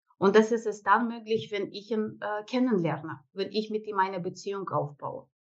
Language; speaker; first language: German; non-native, fluent; Russian